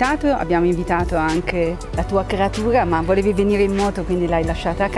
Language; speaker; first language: Italian; native; Italian